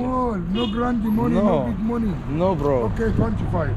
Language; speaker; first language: English; non-native, learner; Arabic